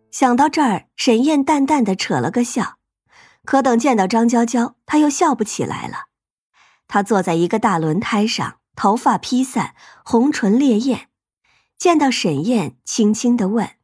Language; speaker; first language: Chinese; native; Chinese